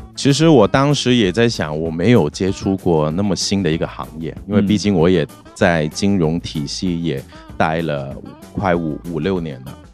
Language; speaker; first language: Chinese; non-native, local second language; Cantonese